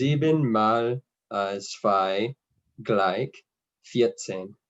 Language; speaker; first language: German; non-native, learner; English